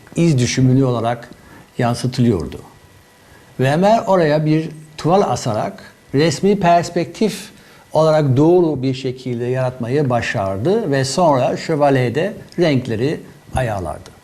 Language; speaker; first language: Turkish; non-native, fluent; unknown